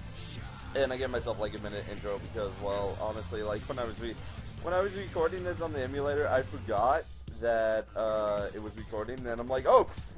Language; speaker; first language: English; native; English